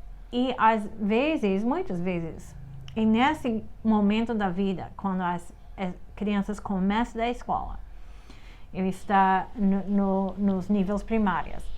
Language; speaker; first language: Portuguese; non-native, fluent; English